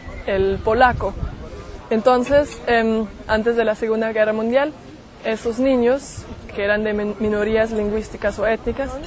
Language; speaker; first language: Spanish; non-native, fluent; German